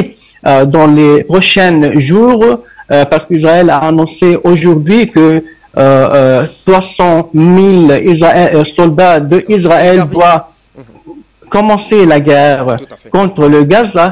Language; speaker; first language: French; non-native, fluent; Arabic